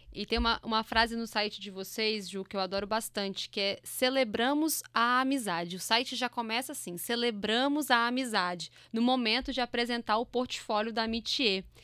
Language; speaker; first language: Portuguese; native; Portuguese